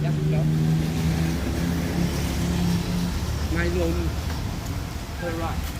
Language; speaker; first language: English; non-native, learner; Thai